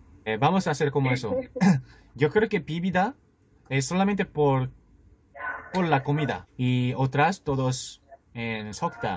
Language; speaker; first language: Spanish; non-native, learner; Korean